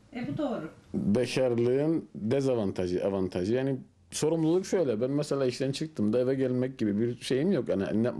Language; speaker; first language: Turkish; native; Turkish